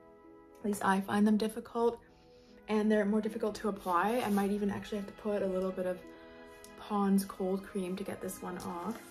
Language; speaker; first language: English; native; English